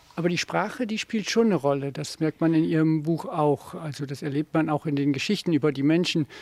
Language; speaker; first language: German; native; German